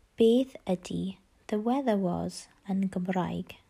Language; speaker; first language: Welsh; non-native, learner; English